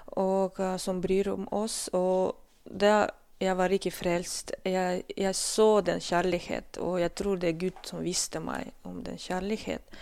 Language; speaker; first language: Norwegian; non-native, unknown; Russian